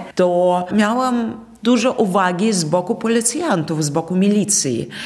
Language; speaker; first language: Polish; non-native, fluent; Russian